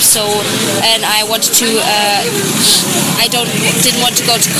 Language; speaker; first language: English; non-native, fluent; German